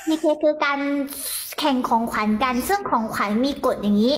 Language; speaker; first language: Thai; early bilingual, other home language; Korean